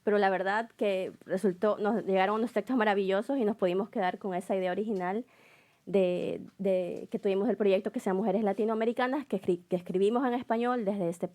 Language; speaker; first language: Spanish; native; Spanish